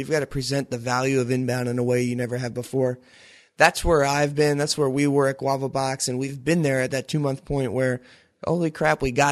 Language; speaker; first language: English; native; English